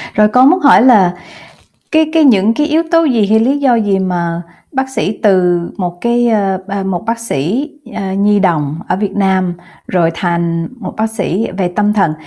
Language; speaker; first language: Vietnamese; early bilingual, heritage; Vietnamese